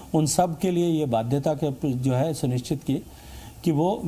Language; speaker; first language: Hindi; native; Hindi